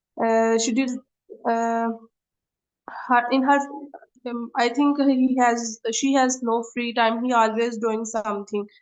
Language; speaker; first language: English; non-native, learner; Urdu